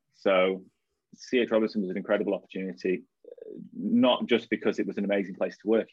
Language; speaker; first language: English; native; English